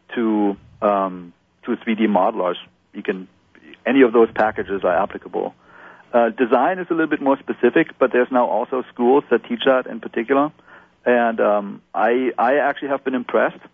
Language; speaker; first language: English; non-native, fluent; German